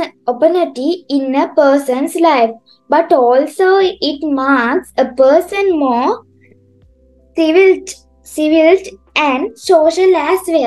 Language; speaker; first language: English; non-native, learner; Sinhala